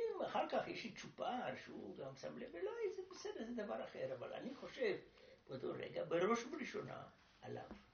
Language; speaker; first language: Hebrew; non-native, fluent; Romanian